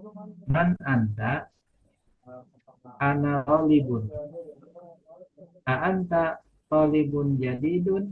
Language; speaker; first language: Arabic; non-native, learner; Indonesian